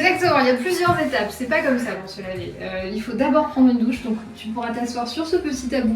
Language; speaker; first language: French; native; French